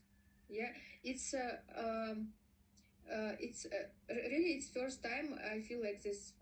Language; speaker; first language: English; non-native, learner; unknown